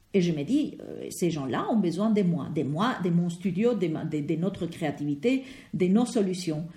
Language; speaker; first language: French; non-native, fluent; Spanish